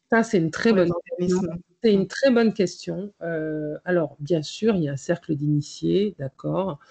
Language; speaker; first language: French; native; French